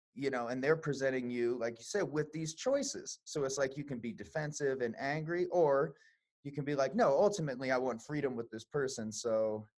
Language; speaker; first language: English; native; English